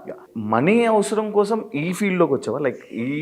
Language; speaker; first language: Telugu; native; Telugu